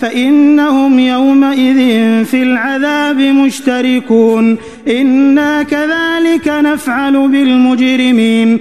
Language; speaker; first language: Arabic; native; Arabic